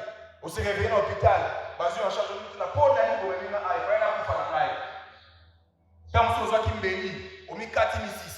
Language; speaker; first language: French; non-native, local second language; Lingala